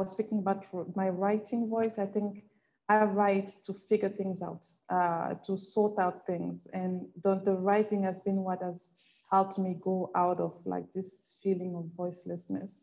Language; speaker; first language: English; non-native, local second language; French